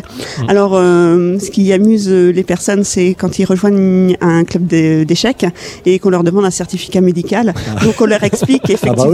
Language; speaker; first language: French; native; French